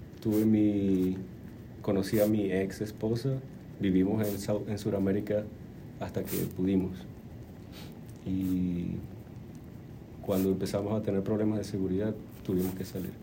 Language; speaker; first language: Spanish; native; Spanish